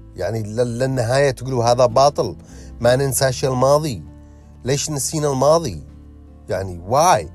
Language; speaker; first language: Arabic; early bilingual, heritage; Arabic